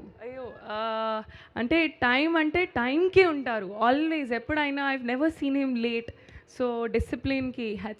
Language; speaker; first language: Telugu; non-native, learner; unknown